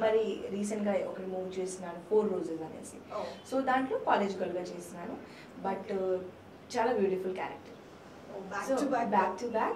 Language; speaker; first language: Telugu; non-native, local second language; Hindi